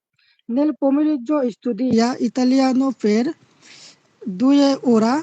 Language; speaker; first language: Italian; non-native, learner; Bangla